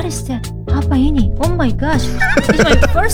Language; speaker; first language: English; non-native, learner; Korean